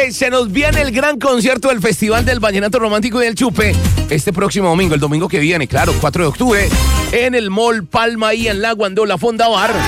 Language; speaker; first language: Spanish; native; Spanish